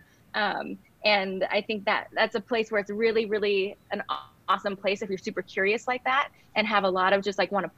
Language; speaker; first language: English; native; English